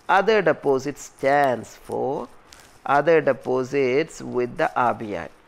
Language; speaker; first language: English; non-native, local second language; Malayalam